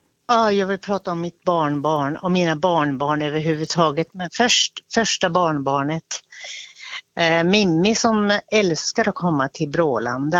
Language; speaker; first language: Swedish; native; Swedish